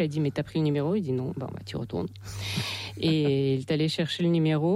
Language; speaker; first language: French; non-native, fluent; Russian